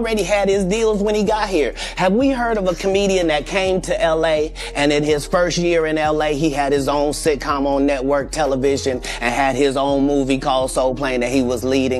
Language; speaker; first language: English; native; English